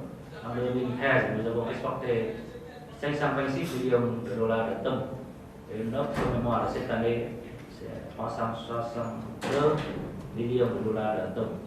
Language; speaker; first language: French; non-native, fluent; Vietnamese